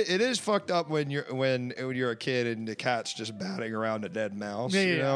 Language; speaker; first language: English; native; English